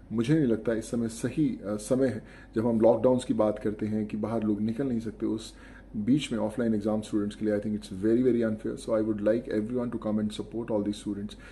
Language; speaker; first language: Hindi; non-native, local second language; Punjabi